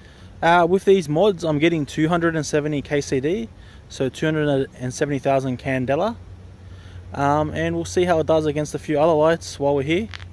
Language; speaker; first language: English; native; English